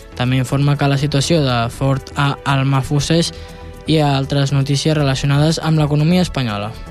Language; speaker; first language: Catalan; native; Catalan